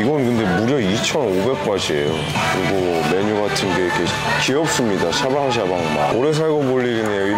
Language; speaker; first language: Korean; native; Korean